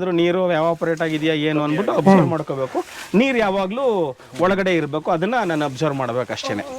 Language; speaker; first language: Kannada; native; Kannada